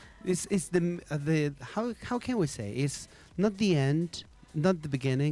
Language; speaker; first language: English; non-native, fluent; Spanish